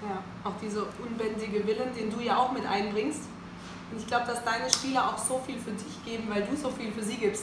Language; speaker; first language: German; native; German